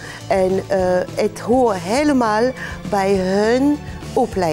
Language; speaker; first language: Dutch; non-native, fluent; French